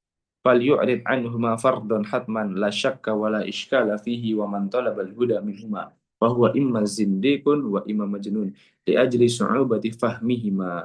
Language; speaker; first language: Arabic; non-native, fluent; Indonesian